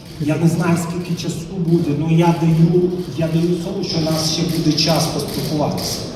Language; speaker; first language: Ukrainian; non-native, local second language; Russian